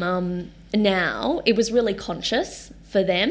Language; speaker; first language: English; native; English